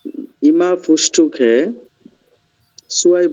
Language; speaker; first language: German; non-native, learner; Bangla